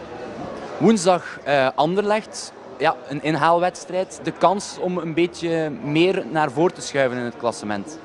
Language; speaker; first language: Dutch; native; Dutch